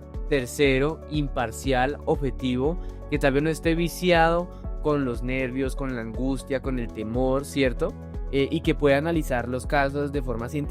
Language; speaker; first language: Spanish; native; Spanish